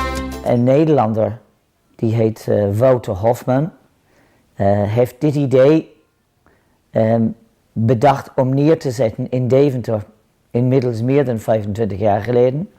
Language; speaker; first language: Dutch; non-native, fluent; English